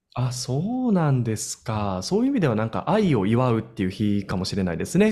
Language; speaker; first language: Japanese; native; Japanese